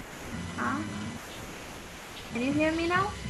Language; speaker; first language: English; non-native, fluent; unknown